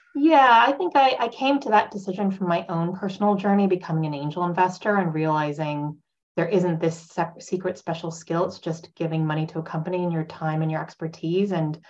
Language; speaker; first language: English; native; English